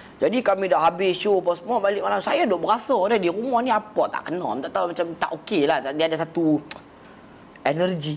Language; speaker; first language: Malay; native; Malay